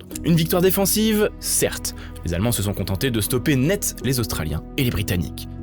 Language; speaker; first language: French; native; French